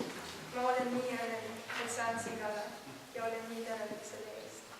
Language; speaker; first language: Estonian; non-native, learner; German